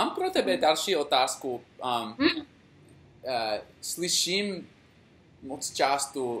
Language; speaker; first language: Czech; non-native, learner; English